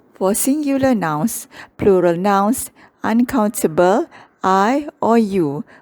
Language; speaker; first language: English; non-native, local second language; Malay